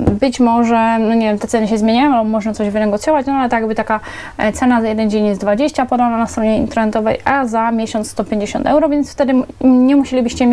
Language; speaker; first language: Polish; native; Polish